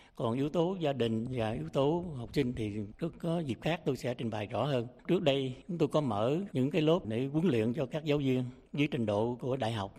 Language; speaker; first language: Vietnamese; native; Vietnamese